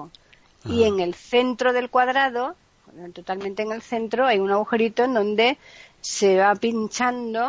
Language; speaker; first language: Spanish; native; Spanish